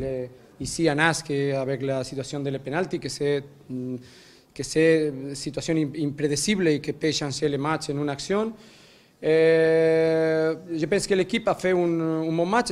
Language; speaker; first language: French; non-native, learner; Spanish